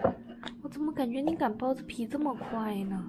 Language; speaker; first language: Chinese; native; Chinese